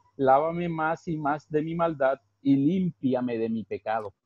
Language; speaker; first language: Spanish; native; Spanish